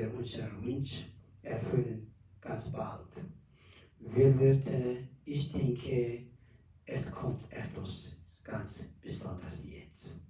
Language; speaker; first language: German; non-native, learner; Tibetan